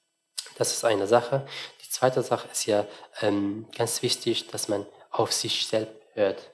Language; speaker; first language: German; non-native, fluent; Arabic